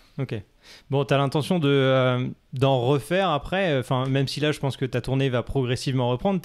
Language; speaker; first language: French; native; French